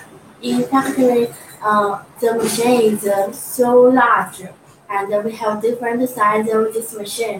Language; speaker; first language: English; non-native, learner; Chinese